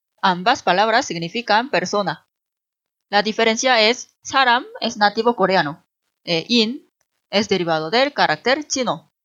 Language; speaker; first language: Spanish; non-native, fluent; Korean